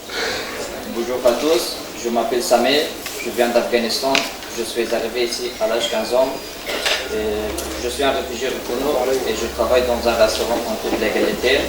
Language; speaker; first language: French; non-native, learner; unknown